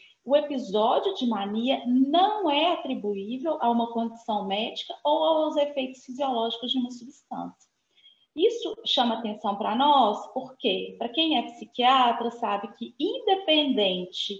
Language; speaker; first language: Portuguese; native; Portuguese